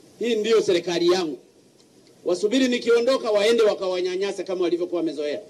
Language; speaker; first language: Swahili; native; Swahili